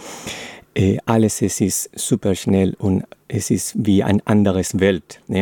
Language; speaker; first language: German; non-native, learner; Spanish